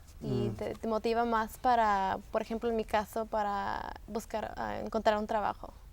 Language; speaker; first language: Spanish; early bilingual, heritage; Spanish